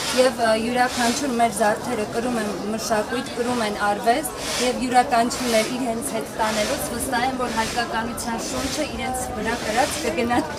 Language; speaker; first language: Armenian; native; Armenian